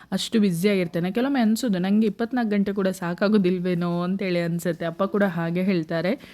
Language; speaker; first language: Kannada; native; Kannada